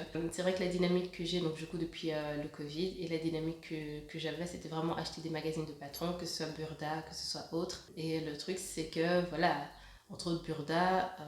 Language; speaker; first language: French; native; French